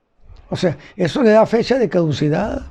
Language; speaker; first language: Spanish; native; Spanish